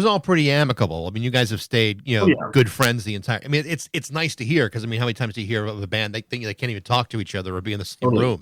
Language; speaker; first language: English; native; English